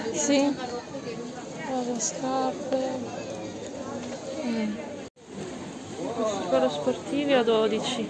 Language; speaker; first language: Italian; non-native, local second language; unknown